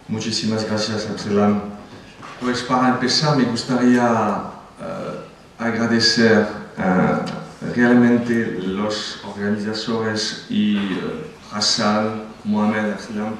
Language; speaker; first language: Spanish; non-native, fluent; French